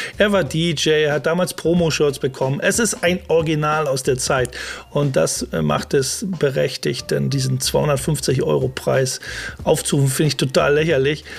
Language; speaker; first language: German; native; German